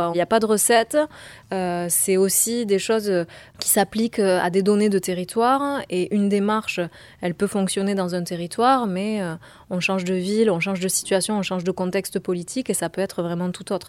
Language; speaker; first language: French; native; French